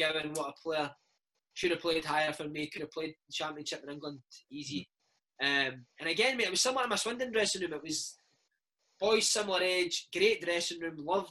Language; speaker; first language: English; native; English